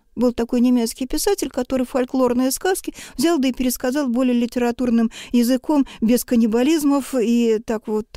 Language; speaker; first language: Russian; native; Russian